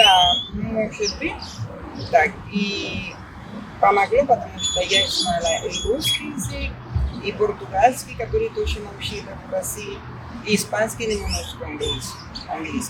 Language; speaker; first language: Russian; non-native, fluent; Spanish